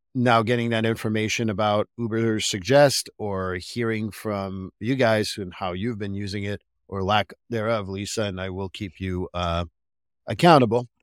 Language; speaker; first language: English; non-native, fluent; French